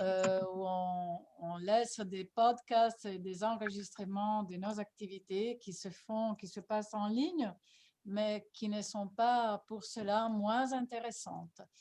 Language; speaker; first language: French; non-native, fluent; Italian